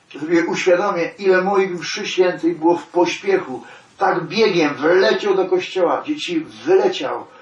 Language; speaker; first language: Polish; native; Polish